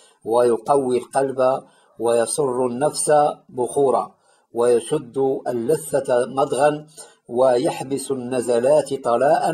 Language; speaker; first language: Arabic; native; Arabic